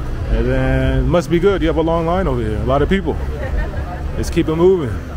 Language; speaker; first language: English; native; English